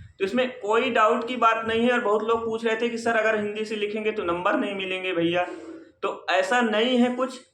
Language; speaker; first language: Hindi; native; Hindi